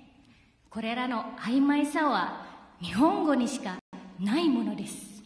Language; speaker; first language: Japanese; non-native, fluent; Indonesian